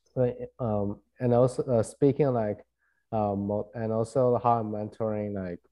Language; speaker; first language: English; non-native, fluent; Chinese